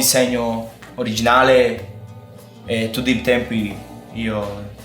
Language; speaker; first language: Italian; non-native, learner; Spanish